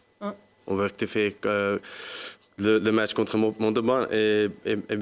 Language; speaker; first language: French; non-native, learner; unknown